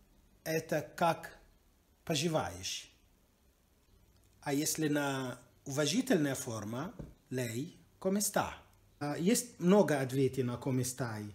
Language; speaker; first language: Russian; non-native, learner; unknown